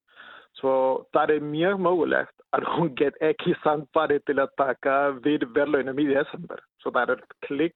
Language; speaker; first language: Icelandic; non-native, learner; Spanish